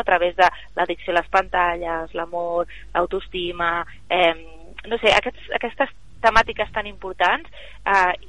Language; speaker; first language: Catalan; native; Catalan